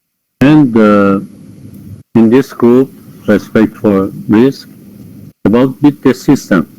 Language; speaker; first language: English; non-native, fluent; Persian